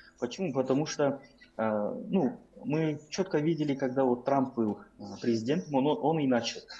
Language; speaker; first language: Russian; non-native, local second language; Kazakh